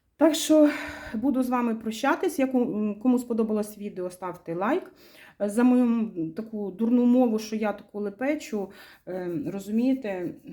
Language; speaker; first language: Ukrainian; non-native, local second language; Russian